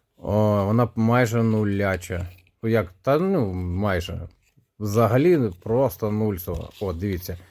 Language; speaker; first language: Ukrainian; non-native, local second language; Russian